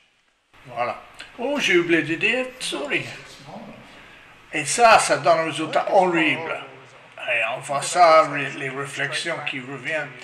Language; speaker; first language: French; non-native, learner; English